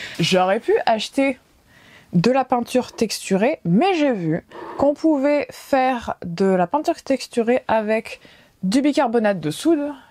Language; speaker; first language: French; early bilingual, other home language; Portuguese